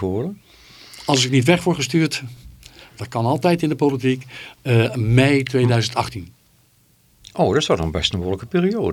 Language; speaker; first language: Dutch; native; Dutch